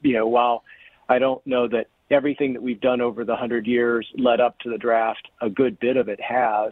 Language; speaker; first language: English; native; English